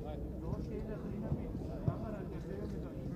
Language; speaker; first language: German; non-native, learner; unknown